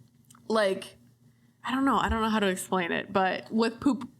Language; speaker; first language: English; native; English